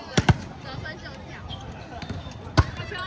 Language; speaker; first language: Chinese; native; Chinese